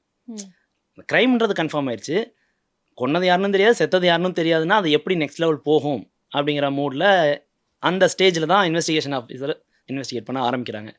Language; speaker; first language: Tamil; native; Tamil